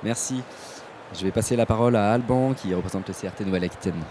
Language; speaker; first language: French; native; French